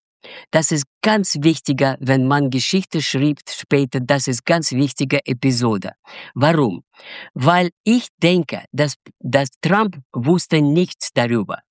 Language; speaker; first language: German; non-native, fluent; Russian